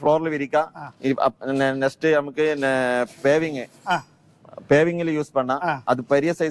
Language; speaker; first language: Tamil; non-native, learner; Malayalam